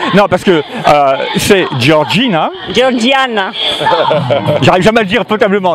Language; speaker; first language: French; native; French